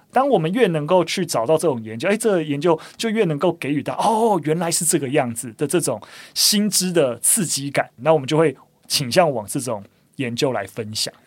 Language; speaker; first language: Chinese; native; Chinese